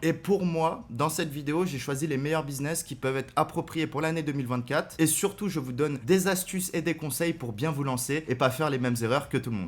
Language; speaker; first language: French; native; French